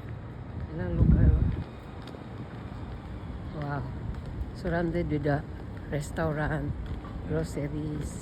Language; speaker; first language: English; non-native, local second language; Cebuano